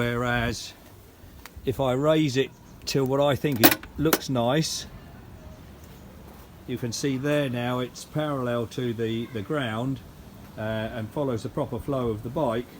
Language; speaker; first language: English; native; English